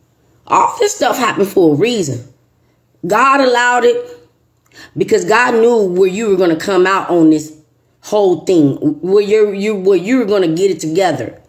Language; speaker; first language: English; native; English